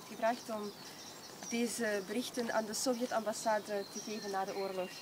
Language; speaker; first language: Dutch; non-native, learner; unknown